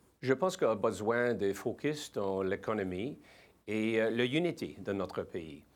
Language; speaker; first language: French; non-native, learner; English